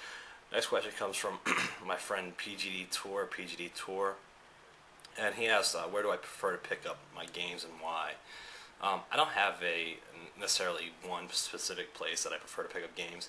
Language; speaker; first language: English; early bilingual, other home language; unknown